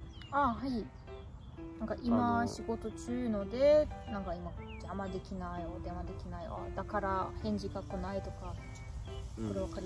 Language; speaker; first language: Japanese; non-native, learner; German